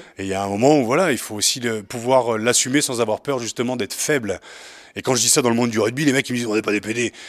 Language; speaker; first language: French; native; French